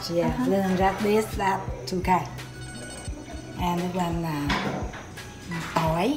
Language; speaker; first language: English; non-native, learner; Vietnamese